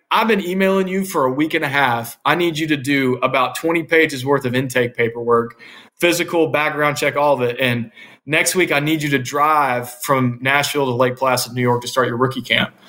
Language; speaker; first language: English; native; English